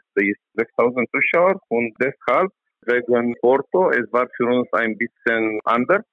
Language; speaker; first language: German; non-native, learner; Romanian